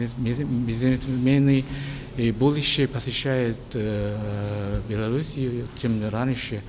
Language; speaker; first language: Russian; non-native, learner; Japanese